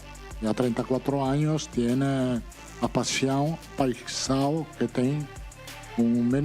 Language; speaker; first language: Portuguese; non-native, fluent; Italian